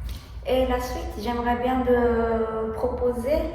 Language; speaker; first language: French; non-native, learner; Japanese